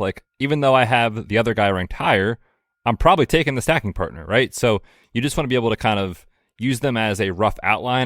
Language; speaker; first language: English; native; English